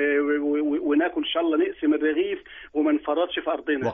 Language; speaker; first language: Arabic; native; Arabic